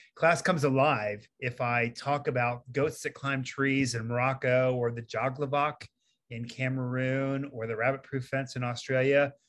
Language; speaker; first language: English; native; English